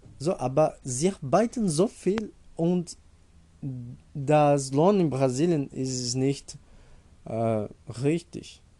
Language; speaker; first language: German; non-native, learner; Portuguese